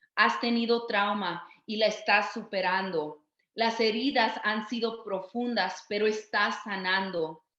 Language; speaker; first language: Spanish; early bilingual, other home language; English